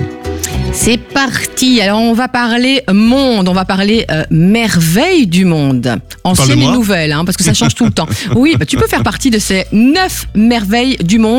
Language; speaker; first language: French; native; French